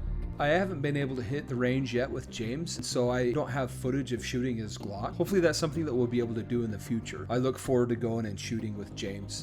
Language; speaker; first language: English; native; English